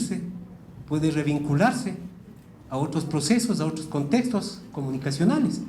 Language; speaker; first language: Spanish; native; Spanish